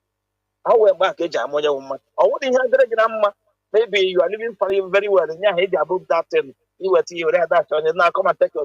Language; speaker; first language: English; non-native, local second language; Igbo